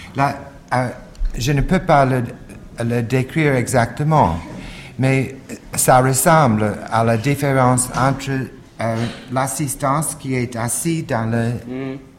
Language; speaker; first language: French; non-native, fluent; English